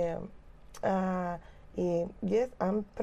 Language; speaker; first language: English; non-native, learner; Spanish